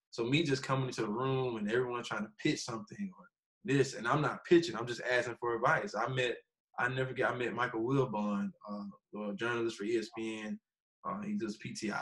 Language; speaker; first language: English; native; English